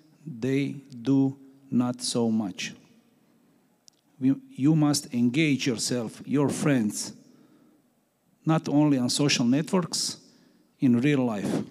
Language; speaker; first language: English; non-native, learner; Croatian